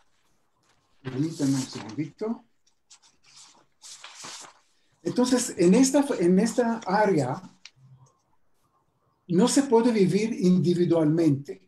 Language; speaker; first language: Spanish; non-native, fluent; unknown